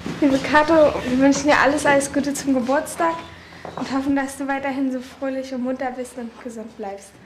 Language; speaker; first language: German; native; German